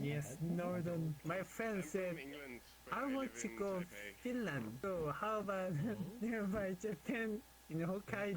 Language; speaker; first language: English; non-native, learner; Korean